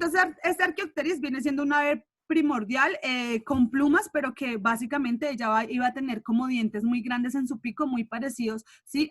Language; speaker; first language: Spanish; native; Spanish